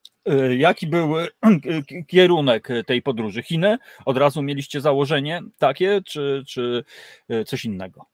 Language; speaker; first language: Polish; native; Polish